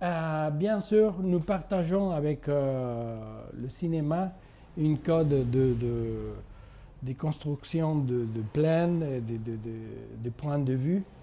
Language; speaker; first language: French; non-native, fluent; Spanish